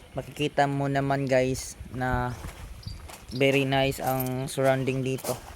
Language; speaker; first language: Filipino; non-native, local second language; Cebuano